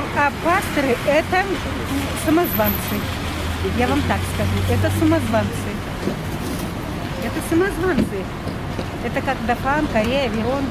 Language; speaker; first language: Russian; native; Russian